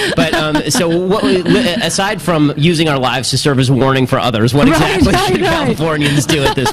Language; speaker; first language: English; native; English